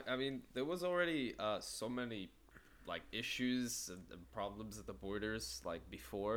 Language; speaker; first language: English; native; English